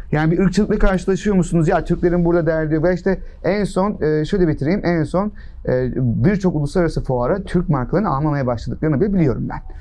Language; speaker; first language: Turkish; early bilingual, heritage; English